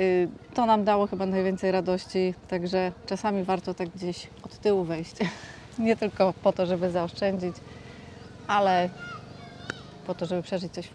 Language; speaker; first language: Polish; native; Polish